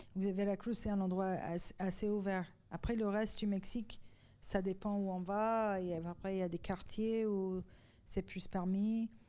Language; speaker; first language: French; non-native, fluent; Persian